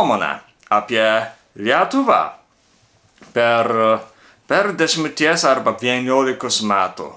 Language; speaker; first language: Lithuanian; non-native, learner; Japanese